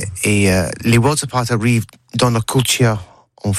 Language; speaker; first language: French; non-native, learner; English